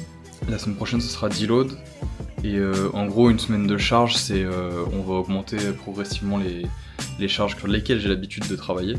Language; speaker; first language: French; native; French